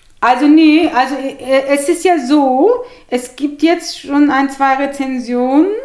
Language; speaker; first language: German; early bilingual, other home language; Turkish